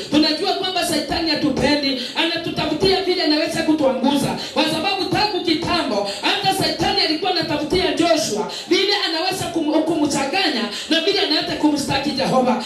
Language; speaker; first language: Swahili; non-native, local second language; Kikuyu